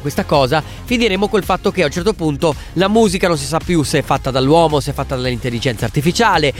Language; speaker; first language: Italian; native; Italian